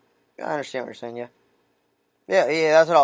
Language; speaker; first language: English; native; English